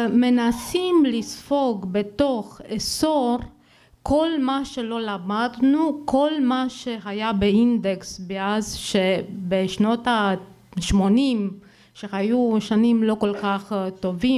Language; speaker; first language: Hebrew; non-native, fluent; Romanian